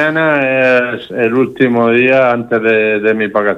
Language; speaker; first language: Spanish; native; Spanish